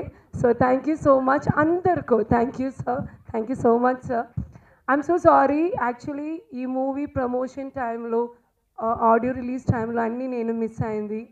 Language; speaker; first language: Telugu; non-native, learner; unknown